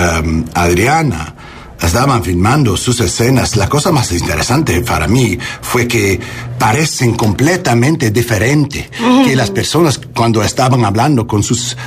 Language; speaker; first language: Spanish; non-native, learner; English